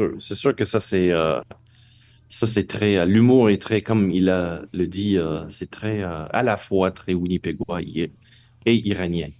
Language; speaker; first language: French; non-native, local second language; English